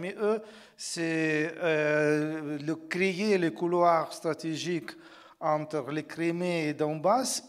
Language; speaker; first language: French; non-native, fluent; Ukrainian